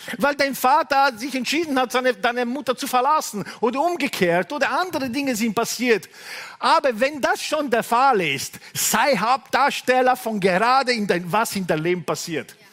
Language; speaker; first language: German; non-native, fluent; Italian